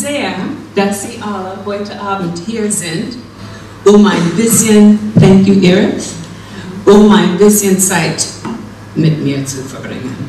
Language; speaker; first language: German; non-native, fluent; English